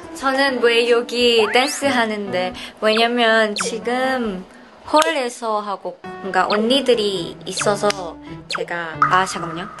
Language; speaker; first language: Korean; non-native, learner; Thai